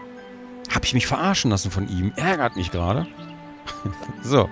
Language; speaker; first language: German; native; German